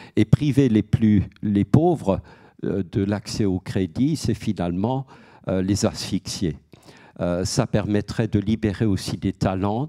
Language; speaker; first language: French; native; French